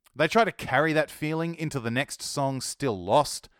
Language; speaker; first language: English; native; English